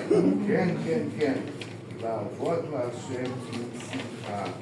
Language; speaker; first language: Hebrew; non-native, learner; Russian